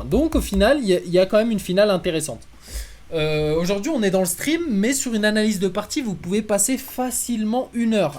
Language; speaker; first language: French; native; French